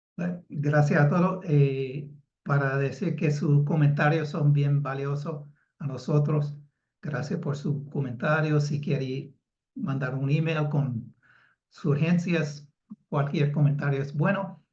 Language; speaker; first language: Spanish; non-native, fluent; English